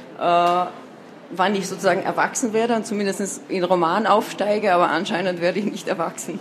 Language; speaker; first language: German; non-native, local second language; Slovenian